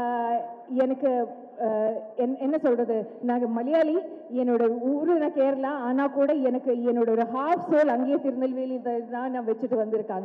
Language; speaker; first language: Tamil; non-native, local second language; Malayalam